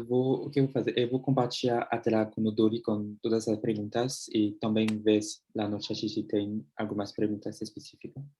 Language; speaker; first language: Portuguese; non-native, fluent; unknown